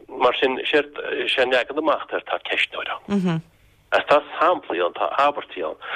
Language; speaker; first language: Irish; non-native, local second language; English